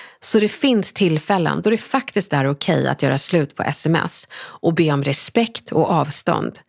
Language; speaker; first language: Swedish; native; Swedish